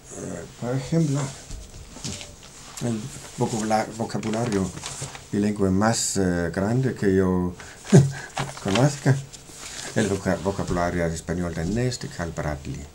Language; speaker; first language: Spanish; non-native, fluent; Danish